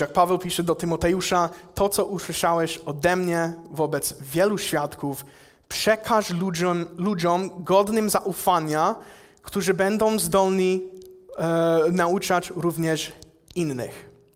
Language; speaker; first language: Polish; non-native, fluent; English